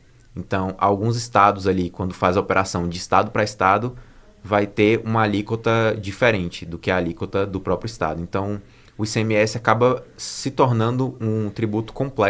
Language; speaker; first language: Portuguese; native; Portuguese